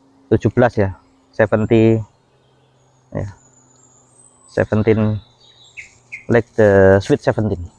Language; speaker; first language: English; non-native, learner; Indonesian